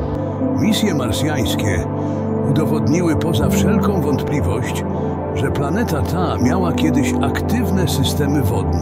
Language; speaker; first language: Polish; native; Polish